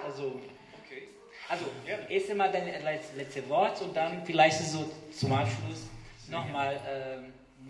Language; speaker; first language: German; non-native, fluent; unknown